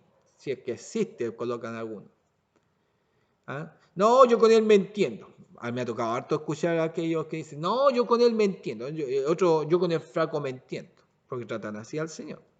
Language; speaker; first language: Spanish; native; Spanish